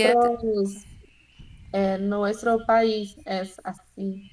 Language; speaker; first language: Spanish; non-native, learner; Portuguese